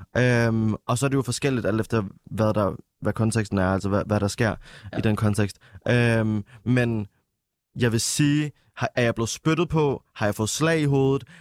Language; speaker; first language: Danish; early bilingual, other home language; Arabic